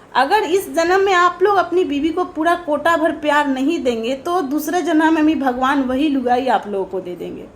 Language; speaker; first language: Hindi; native; Hindi